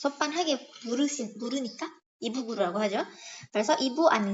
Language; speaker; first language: Korean; non-native, fluent; Indonesian